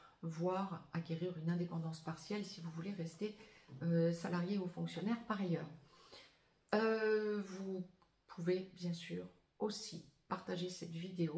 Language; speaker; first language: French; native; French